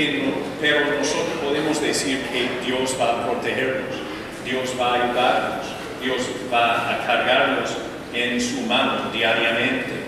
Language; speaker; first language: Spanish; non-native, fluent; English